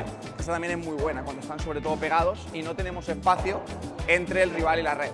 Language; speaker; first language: Spanish; native; Spanish